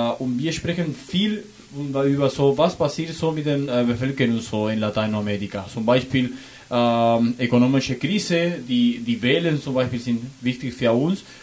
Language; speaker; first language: German; non-native, learner; Spanish